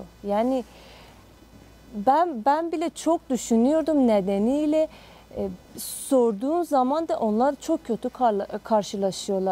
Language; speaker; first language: Turkish; non-native, fluent; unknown